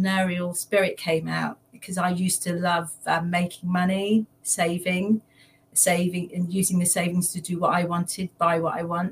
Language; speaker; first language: English; native; English